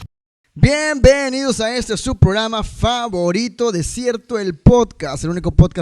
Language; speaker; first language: Spanish; native; Spanish